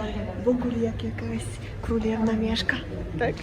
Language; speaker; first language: Polish; non-native, learner; Ukrainian